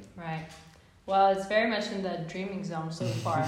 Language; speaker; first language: English; non-native, fluent; Czech